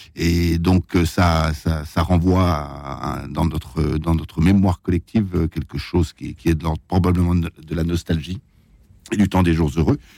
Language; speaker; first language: French; native; French